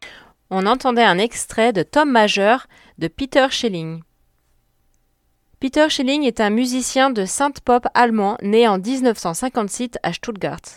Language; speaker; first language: French; native; French